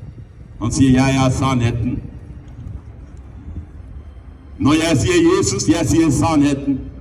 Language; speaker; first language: Norwegian; non-native, fluent; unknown